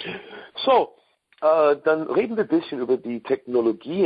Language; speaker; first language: German; non-native, learner; English